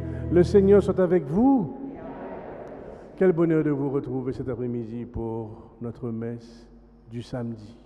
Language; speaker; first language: French; non-native, local second language; Morisyen